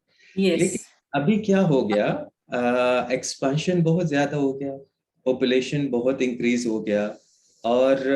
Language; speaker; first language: Hindi; native; Hindi